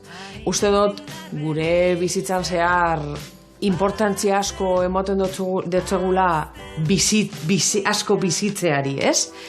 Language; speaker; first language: Basque; native; Basque